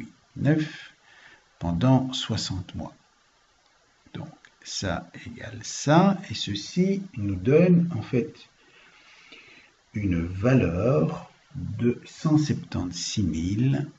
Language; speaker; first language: French; native; French